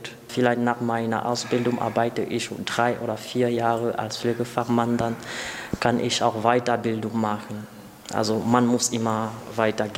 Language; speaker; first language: German; non-native, learner; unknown